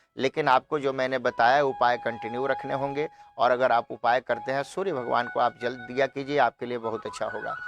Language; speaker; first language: Hindi; native; Hindi